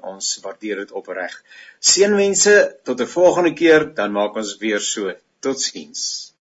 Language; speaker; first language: Afrikaans; native; Afrikaans